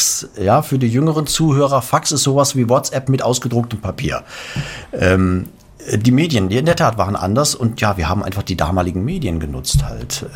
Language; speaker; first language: German; native; German